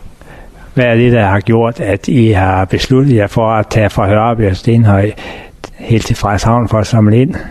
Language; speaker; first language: Danish; native; Danish